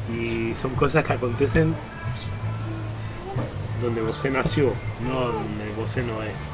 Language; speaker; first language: Portuguese; non-native, fluent; Spanish